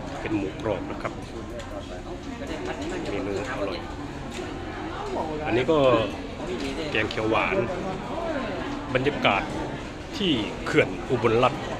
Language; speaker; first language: Thai; non-native, local second language; Lao